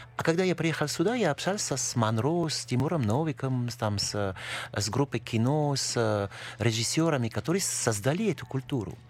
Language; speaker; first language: Russian; non-native, fluent; French